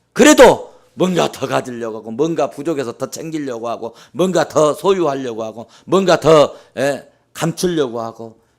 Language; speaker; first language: Korean; native; Korean